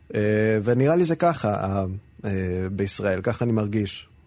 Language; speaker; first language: Hebrew; non-native, fluent; Spanish